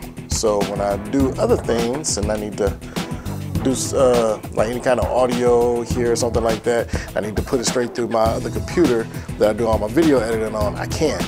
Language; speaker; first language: English; native; English